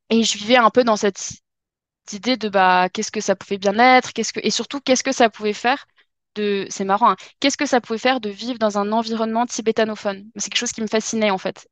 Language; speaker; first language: French; native; French